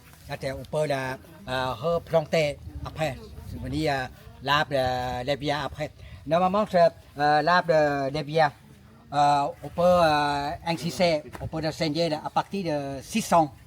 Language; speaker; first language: French; non-native, learner; Thai